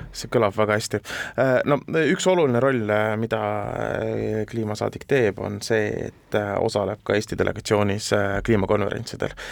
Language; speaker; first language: Estonian; native; Estonian